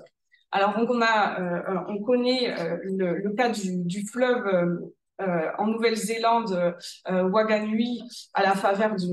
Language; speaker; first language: French; native; French